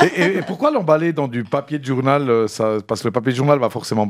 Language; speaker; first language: French; native; French